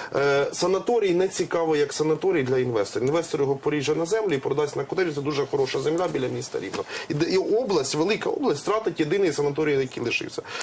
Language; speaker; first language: Ukrainian; native; Ukrainian